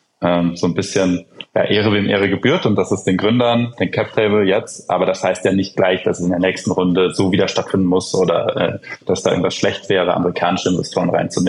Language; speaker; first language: German; native; German